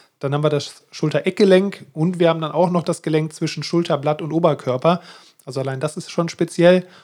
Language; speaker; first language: German; native; German